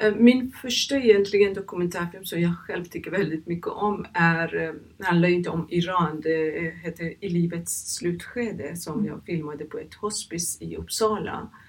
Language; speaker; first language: Swedish; non-native, fluent; Persian